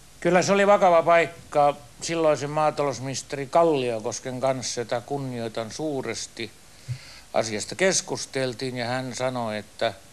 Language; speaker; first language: Finnish; native; Finnish